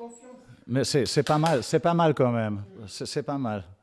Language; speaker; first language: French; non-native, fluent; English